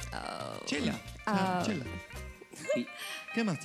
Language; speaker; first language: Spanish; native; Spanish